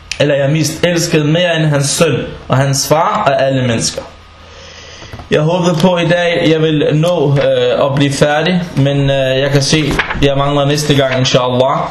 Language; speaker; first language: Danish; non-native, fluent; Arabic